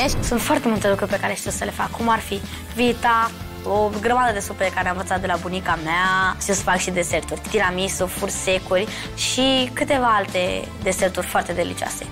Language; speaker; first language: Romanian; early bilingual, heritage; Romanian